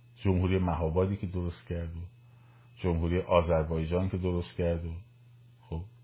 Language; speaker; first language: Persian; native; Persian